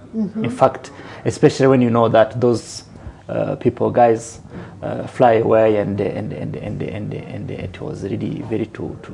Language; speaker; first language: English; non-native, local second language; Kinyarwanda